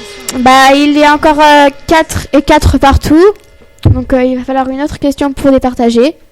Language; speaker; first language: French; native; French